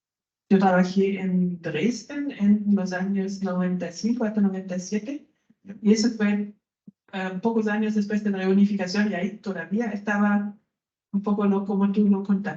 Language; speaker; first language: Spanish; non-native, fluent; German